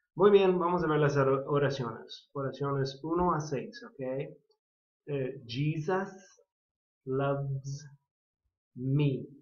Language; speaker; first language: Spanish; non-native, fluent; English